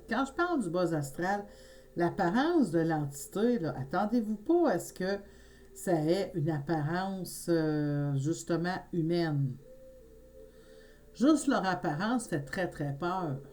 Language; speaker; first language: French; native; French